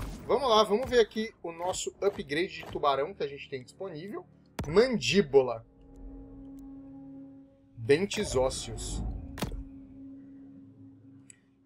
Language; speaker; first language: Portuguese; native; Portuguese